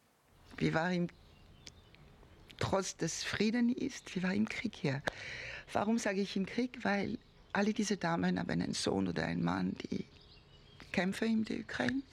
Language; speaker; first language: German; non-native, fluent; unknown